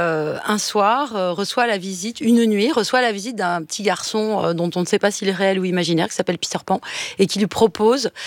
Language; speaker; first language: French; native; French